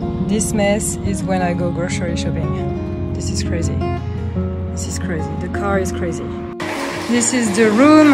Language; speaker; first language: English; non-native, fluent; French